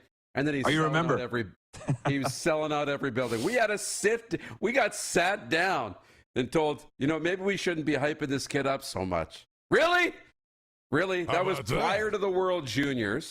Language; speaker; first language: English; native; English